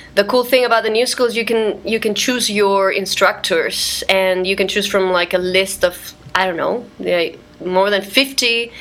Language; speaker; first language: English; non-native, fluent; Spanish